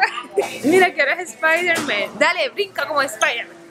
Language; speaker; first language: Spanish; native; Spanish